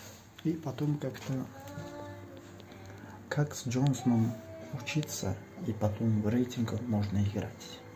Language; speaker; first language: Russian; non-native, local second language; Uzbek